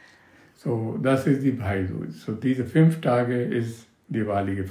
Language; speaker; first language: German; non-native, learner; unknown